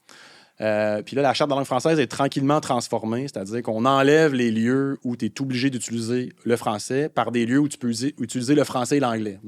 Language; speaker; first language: French; native; French